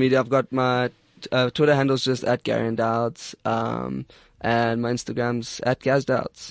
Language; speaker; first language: English; native; English